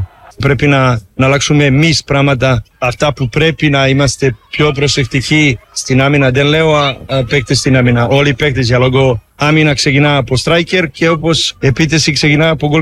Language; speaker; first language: Greek; non-native, learner; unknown